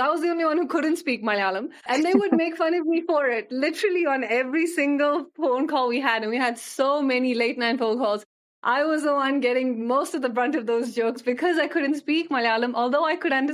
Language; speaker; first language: English; early bilingual, other home language; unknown